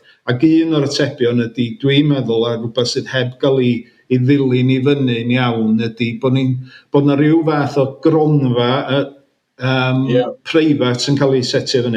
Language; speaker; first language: Welsh; native; Welsh